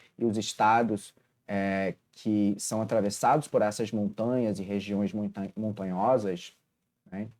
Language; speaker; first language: Portuguese; native; Portuguese